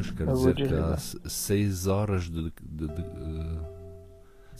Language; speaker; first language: Portuguese; early bilingual, heritage; French